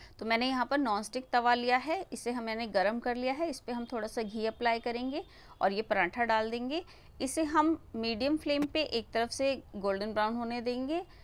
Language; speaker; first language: Hindi; native; Hindi